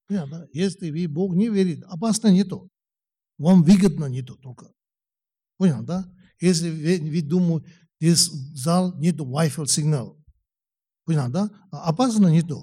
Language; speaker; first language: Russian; non-native, learner; Tibetan